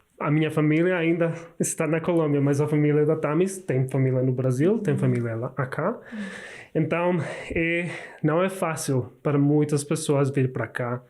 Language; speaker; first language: Portuguese; non-native, learner; Spanish